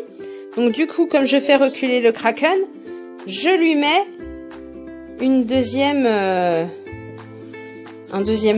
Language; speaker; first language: French; native; French